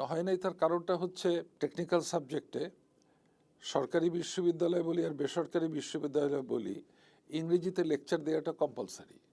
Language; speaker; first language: Bangla; native; Bangla